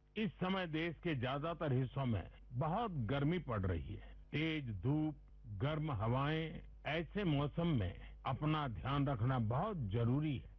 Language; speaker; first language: Hindi; non-native, local second language; Gujarati